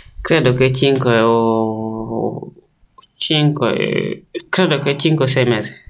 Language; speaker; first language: Italian; non-native, learner; Fula